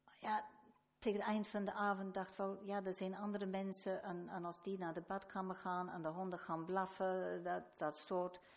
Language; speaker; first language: Dutch; non-native, fluent; English